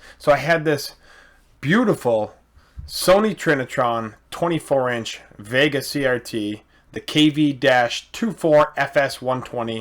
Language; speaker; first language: English; native; English